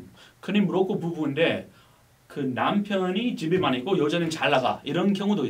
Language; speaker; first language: Korean; non-native, fluent; English